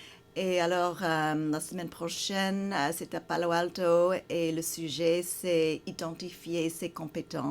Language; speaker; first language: French; non-native, fluent; English